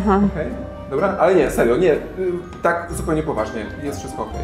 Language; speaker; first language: Polish; native; Polish